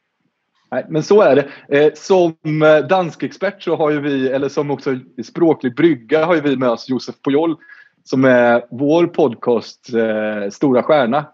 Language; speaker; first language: Swedish; native; Swedish